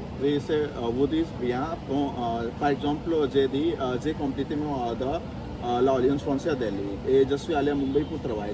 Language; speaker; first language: French; non-native, learner; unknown